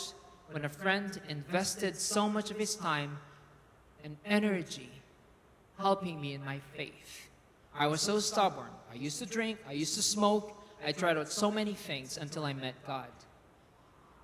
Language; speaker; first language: English; non-native, local second language; Filipino